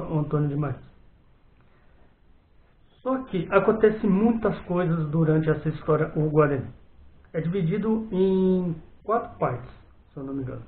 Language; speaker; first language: Portuguese; native; Portuguese